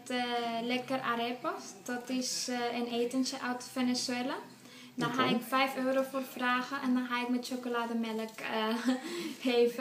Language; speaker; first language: Dutch; non-native, fluent; Spanish